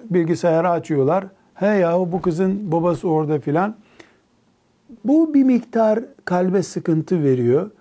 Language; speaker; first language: Turkish; native; Turkish